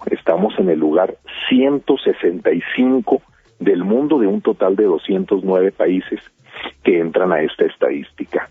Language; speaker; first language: Spanish; native; Spanish